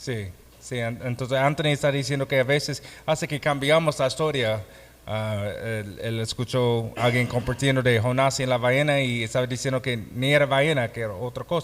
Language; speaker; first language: Spanish; non-native, fluent; English